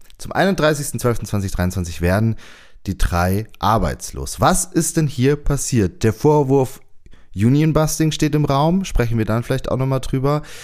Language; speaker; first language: German; native; German